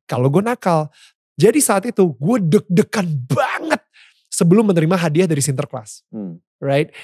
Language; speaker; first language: Indonesian; native; Indonesian